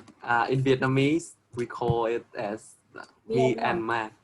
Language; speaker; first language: English; non-native, learner; Vietnamese